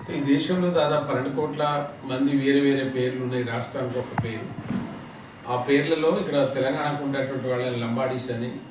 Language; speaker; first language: Telugu; non-native, local second language; Lambadi